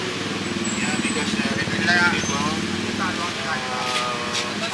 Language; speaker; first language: English; non-native, learner; Indonesian